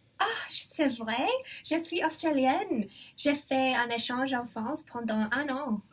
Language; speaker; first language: French; non-native, learner; English